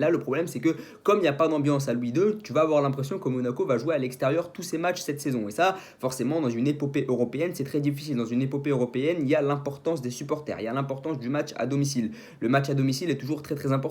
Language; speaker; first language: French; native; French